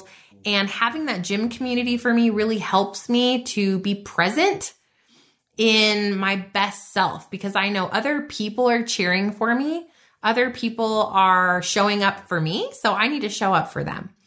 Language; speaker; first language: English; native; English